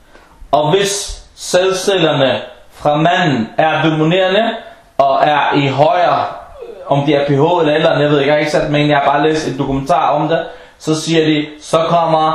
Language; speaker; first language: Danish; non-native, fluent; Arabic